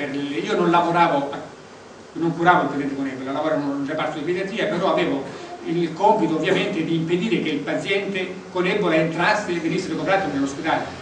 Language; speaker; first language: Italian; native; Italian